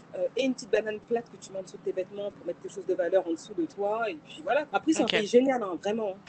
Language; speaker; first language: French; native; French